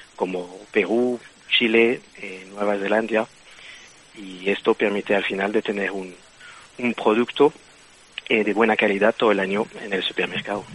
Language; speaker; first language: Spanish; non-native, fluent; French